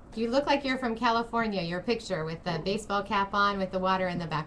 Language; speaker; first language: English; native; English